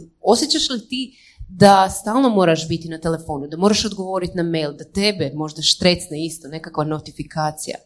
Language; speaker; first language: Croatian; native; Croatian